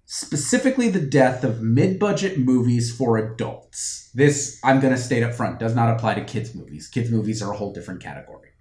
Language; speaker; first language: English; native; English